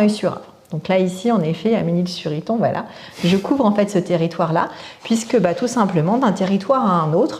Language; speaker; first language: French; native; French